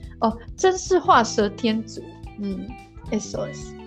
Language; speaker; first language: Spanish; non-native, learner; Chinese